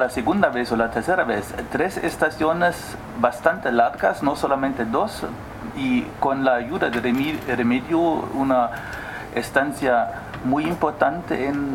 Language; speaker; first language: Spanish; non-native, fluent; German